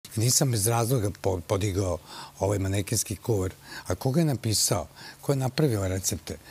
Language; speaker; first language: Serbian; native; Serbian